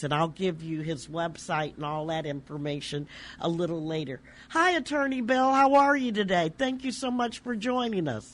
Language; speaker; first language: English; native; English